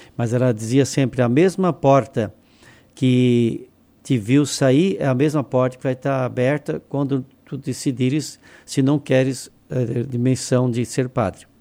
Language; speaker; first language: Portuguese; non-native, local second language; German